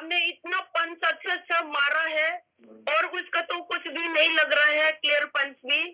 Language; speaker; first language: Hindi; non-native, local second language; Manipuri